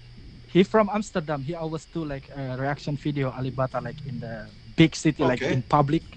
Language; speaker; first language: English; non-native, learner; Indonesian